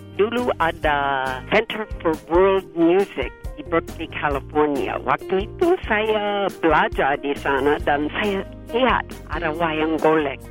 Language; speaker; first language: Indonesian; non-native, fluent; English